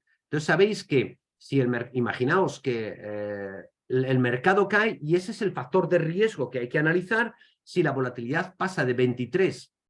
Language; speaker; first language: Spanish; native; Spanish